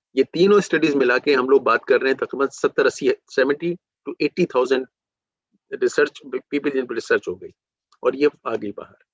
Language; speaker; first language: Urdu; native; Urdu